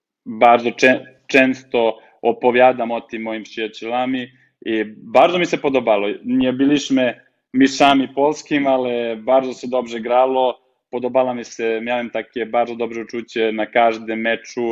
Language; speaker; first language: Polish; non-native, fluent; Serbian